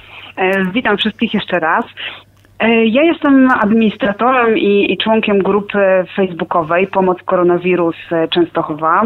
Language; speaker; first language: Polish; native; Polish